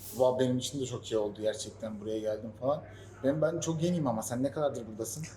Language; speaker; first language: Turkish; native; Turkish